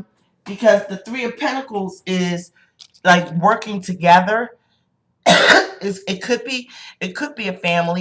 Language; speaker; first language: English; native; English